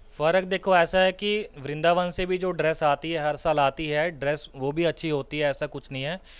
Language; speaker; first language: Hindi; non-native, local second language; Punjabi